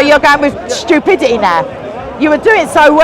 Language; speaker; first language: English; native; English